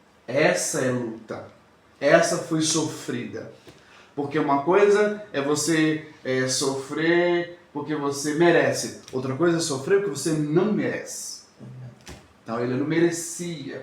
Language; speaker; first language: Portuguese; native; Portuguese